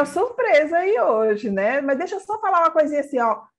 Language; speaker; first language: Portuguese; native; Portuguese